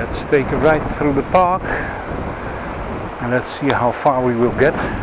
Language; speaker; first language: English; non-native, fluent; Dutch